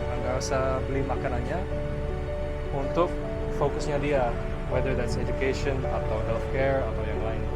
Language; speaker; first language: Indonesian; early bilingual, other home language; Dutch